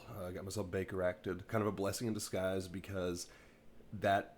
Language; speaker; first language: English; native; English